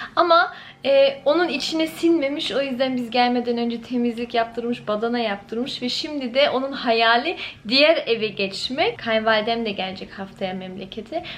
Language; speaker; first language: Turkish; early bilingual, heritage; Turkish